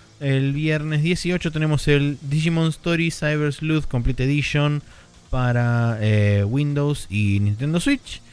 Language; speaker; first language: Spanish; native; Spanish